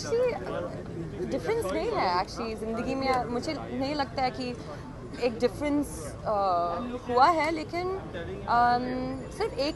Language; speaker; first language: Hindi; non-native, learner; Sinhala